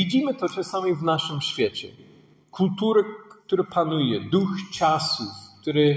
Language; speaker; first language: Polish; non-native, fluent; English